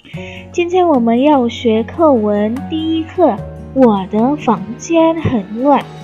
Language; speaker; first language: Chinese; non-native, fluent; Indonesian